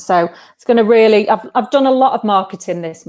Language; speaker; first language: English; native; English